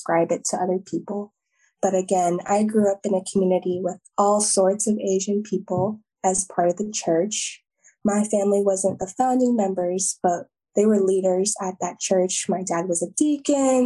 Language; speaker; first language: English; native; English